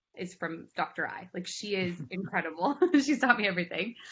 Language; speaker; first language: English; native; English